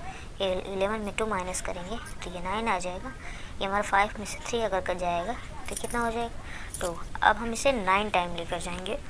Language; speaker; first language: Hindi; native; Hindi